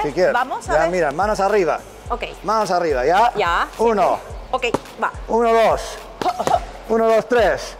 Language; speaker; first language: Spanish; non-native, fluent; English